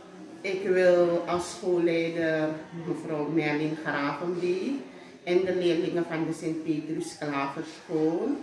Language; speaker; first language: Dutch; non-native, local second language; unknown